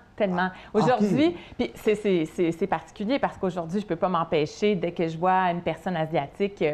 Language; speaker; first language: French; native; French